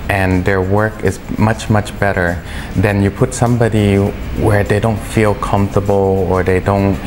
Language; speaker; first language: English; early bilingual, other home language; Thai